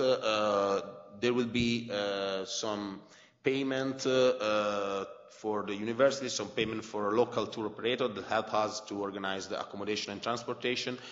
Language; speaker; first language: English; non-native, fluent; Italian